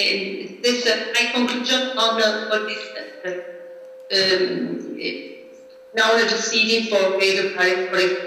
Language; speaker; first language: English; non-native, learner; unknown